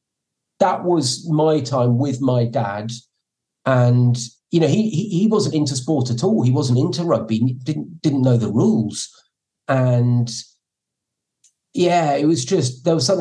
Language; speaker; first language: English; native; English